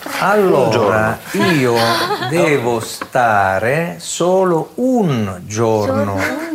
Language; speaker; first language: Italian; native; Italian